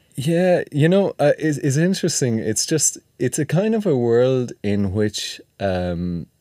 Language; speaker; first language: English; native; English